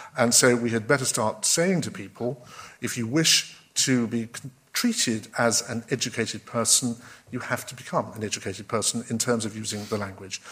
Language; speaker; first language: English; native; English